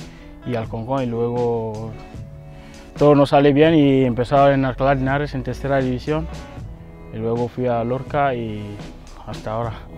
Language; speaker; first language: Spanish; non-native, learner; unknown